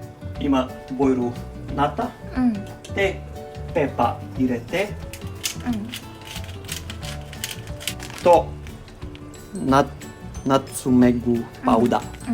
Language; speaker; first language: Japanese; non-native, learner; Serbian